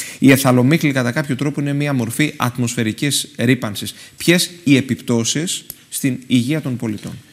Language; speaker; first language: Greek; native; Greek